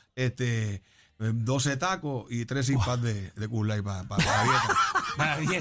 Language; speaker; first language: Spanish; native; Spanish